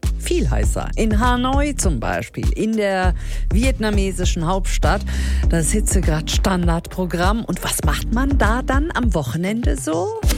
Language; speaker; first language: German; native; German